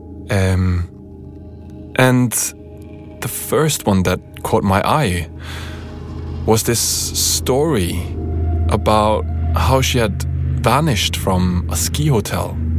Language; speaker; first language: English; non-native, fluent; Norwegian